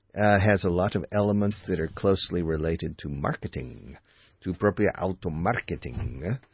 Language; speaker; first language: English; native; English